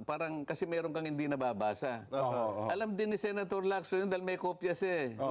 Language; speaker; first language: Filipino; non-native, local second language; Masbatenyo